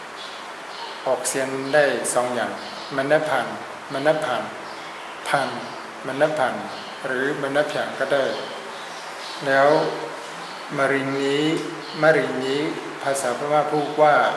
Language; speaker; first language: Thai; non-native, fluent; Burmese